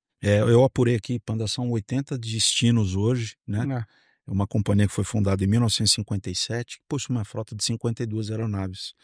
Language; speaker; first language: Portuguese; native; Portuguese